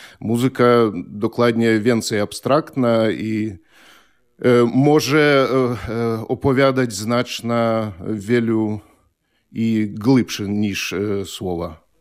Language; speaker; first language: Polish; non-native, fluent; Belarusian